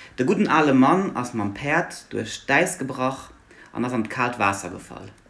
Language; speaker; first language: German; non-native, local second language; Luxembourgish